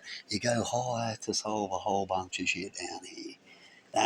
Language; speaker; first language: English; native; English